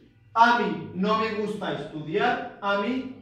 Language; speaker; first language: Spanish; non-native, fluent; Arabic